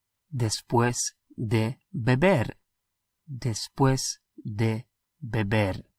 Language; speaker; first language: Spanish; non-native, fluent; English